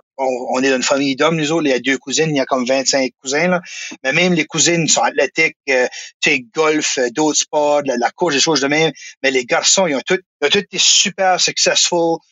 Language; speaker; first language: French; native; French